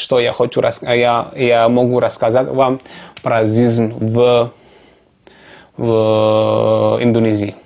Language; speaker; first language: Russian; non-native, learner; Javanese